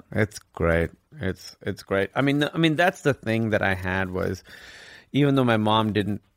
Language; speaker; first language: English; non-native, local second language; Urdu